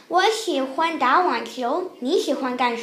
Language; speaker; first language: Chinese; early bilingual, heritage; Chinese